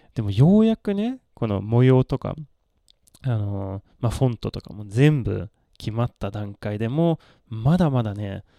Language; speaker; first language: Japanese; non-native, fluent; Swedish